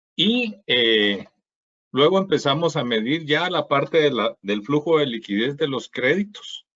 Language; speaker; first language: Spanish; native; Spanish